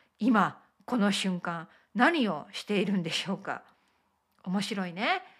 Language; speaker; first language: Japanese; native; Japanese